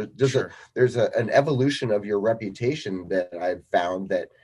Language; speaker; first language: English; native; English